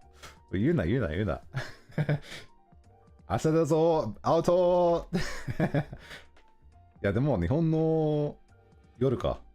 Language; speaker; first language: Japanese; non-native, learner; English